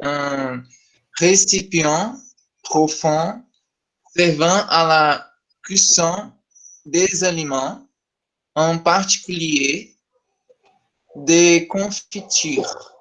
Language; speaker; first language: French; non-native, learner; Portuguese